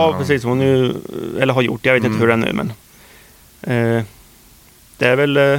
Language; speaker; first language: Swedish; native; Swedish